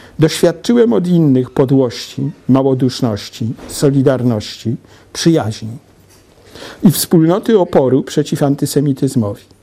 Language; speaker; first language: Polish; native; Polish